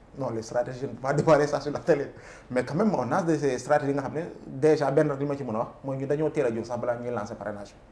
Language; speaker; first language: French; non-native, local second language; Wolof